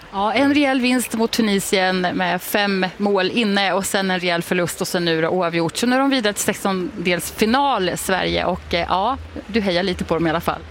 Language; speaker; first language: Swedish; native; Swedish